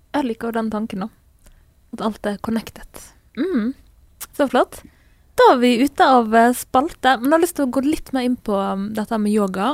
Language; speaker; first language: Norwegian; native; Norwegian